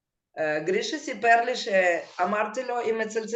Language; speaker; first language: Hebrew; non-native, fluent; Russian